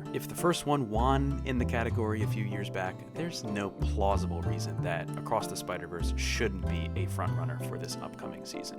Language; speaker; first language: English; native; English